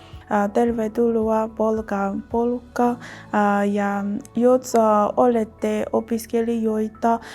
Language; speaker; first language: Finnish; non-native, learner; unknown